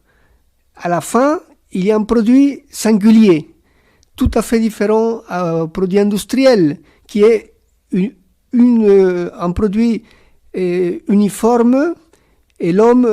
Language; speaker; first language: French; non-native, fluent; Spanish